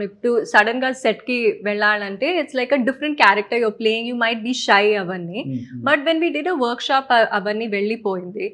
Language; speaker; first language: Telugu; non-native, local second language; Tamil